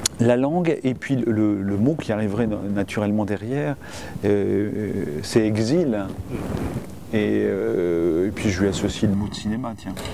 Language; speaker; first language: French; native; French